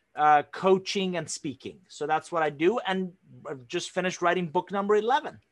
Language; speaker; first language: English; non-native, fluent; Persian